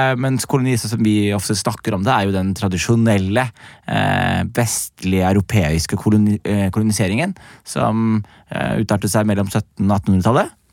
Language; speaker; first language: Norwegian; early bilingual, other home language; Somali